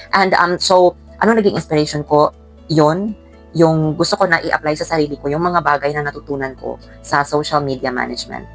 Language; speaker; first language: Filipino; non-native, local second language; Cebuano